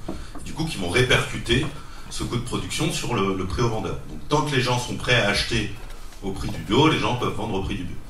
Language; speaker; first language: French; native; French